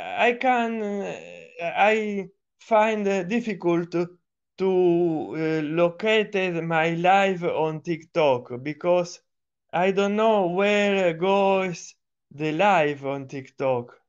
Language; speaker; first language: English; non-native, learner; Italian